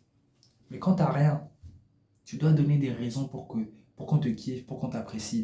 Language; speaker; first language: French; native; French